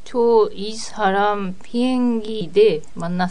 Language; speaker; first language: Korean; non-native, learner; Japanese